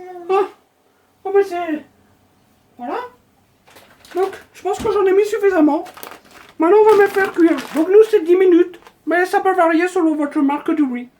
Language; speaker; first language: French; native; French